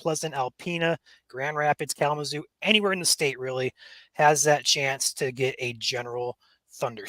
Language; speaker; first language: English; native; English